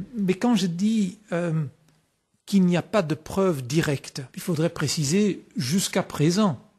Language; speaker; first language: French; native; French